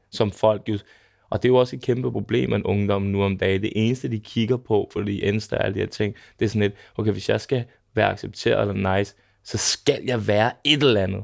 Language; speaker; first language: Danish; early bilingual, other home language; Serbian